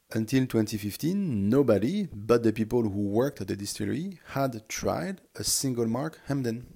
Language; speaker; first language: English; non-native, fluent; French